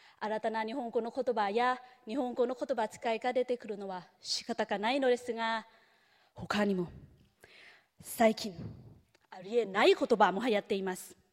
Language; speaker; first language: Japanese; non-native, fluent; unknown